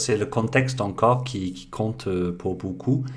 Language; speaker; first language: French; non-native, fluent; English